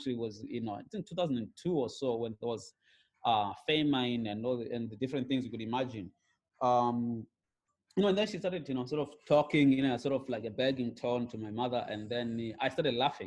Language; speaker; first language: English; non-native, local second language; Shona